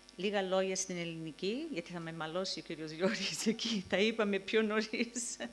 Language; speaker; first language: Greek; early bilingual, heritage; Greek